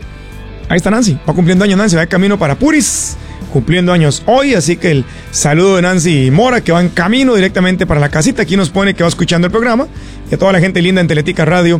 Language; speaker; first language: Spanish; native; Spanish